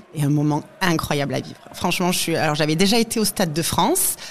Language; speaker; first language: French; native; French